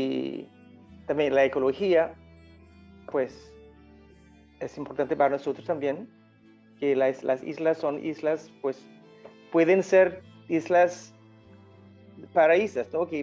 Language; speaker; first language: Spanish; non-native, fluent; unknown